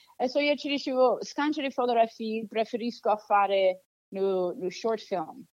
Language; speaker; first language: Italian; early bilingual, heritage; Sicilian